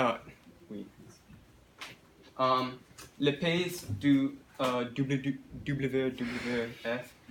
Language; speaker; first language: French; non-native, learner; English